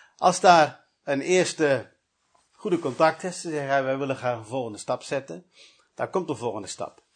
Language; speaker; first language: Dutch; early bilingual, other home language; English